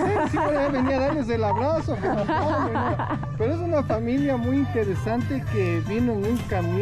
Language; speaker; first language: Spanish; native; Spanish